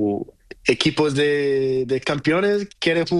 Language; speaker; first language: Spanish; non-native, local second language; Portuguese